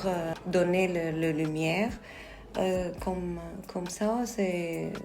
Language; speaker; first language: French; non-native, learner; Arabic